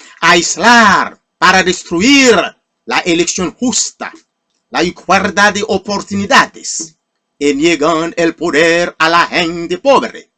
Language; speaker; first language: Spanish; non-native, fluent; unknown